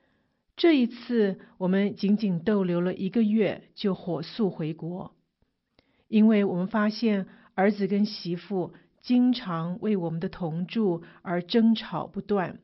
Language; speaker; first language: Chinese; native; Chinese